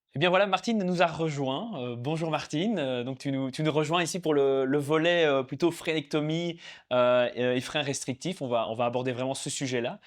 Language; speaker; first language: French; native; French